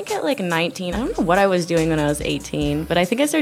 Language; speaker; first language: English; native; English